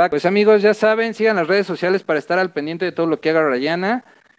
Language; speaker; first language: Spanish; native; Spanish